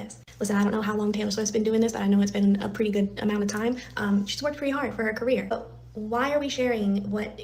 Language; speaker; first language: English; native; English